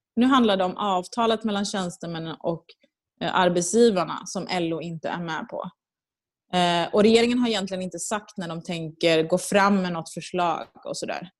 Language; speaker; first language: Swedish; early bilingual, other home language; Persian